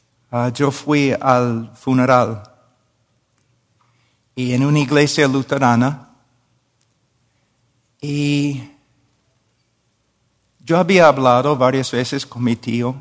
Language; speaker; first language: Spanish; non-native, fluent; English